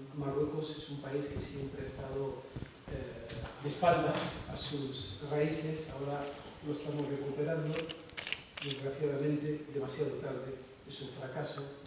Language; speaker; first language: Spanish; non-native, fluent; Arabic